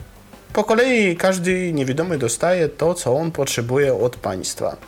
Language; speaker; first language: Polish; non-native, fluent; Russian